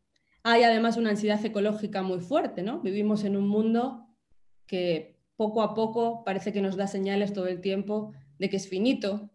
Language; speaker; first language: Spanish; native; Spanish